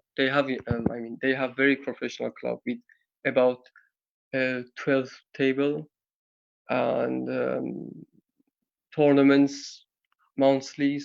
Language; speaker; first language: English; non-native, learner; Persian